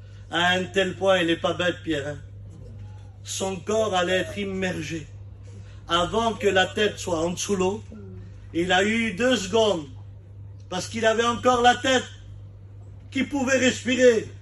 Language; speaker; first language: French; native; French